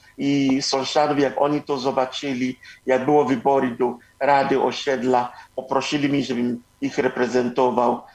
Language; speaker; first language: Polish; non-native, fluent; Igbo